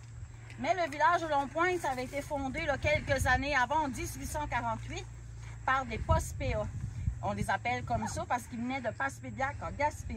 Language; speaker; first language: French; native; French